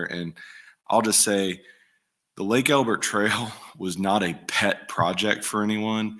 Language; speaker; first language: English; native; English